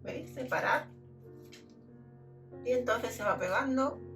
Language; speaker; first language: Spanish; native; Spanish